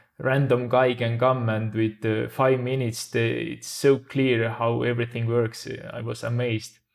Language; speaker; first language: English; non-native, fluent; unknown